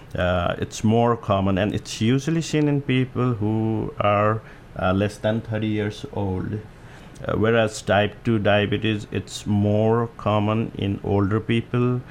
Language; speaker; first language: English; non-native, local second language; Nepali